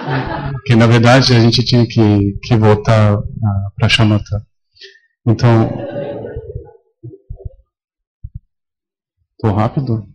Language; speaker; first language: Portuguese; non-native, fluent; German